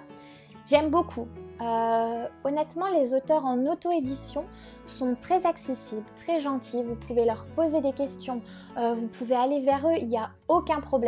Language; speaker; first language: French; native; French